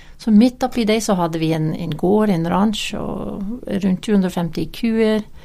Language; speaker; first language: Norwegian; non-native, fluent; English